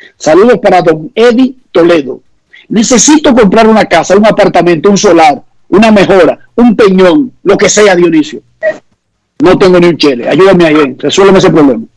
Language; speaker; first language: Spanish; native; Spanish